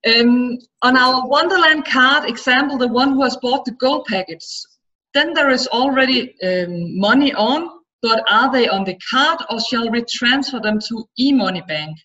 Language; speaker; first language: English; non-native, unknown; Danish